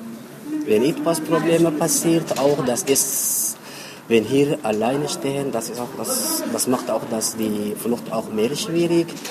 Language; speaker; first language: German; non-native, learner; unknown